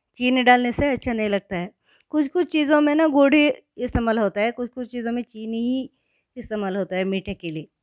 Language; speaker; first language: Hindi; non-native, local second language; Kannada